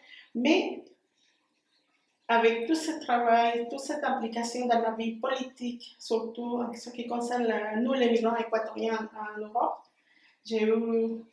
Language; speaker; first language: French; non-native, fluent; Spanish